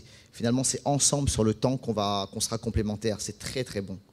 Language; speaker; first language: French; native; French